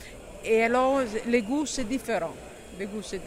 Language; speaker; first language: French; non-native, learner; Italian